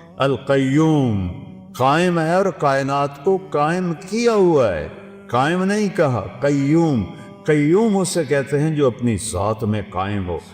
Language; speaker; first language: Urdu; non-native, local second language; Saraiki